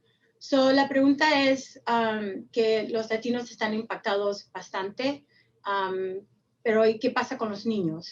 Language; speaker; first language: Spanish; early bilingual, heritage; Spanish